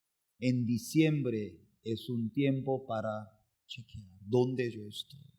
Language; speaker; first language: Spanish; non-native, fluent; Korean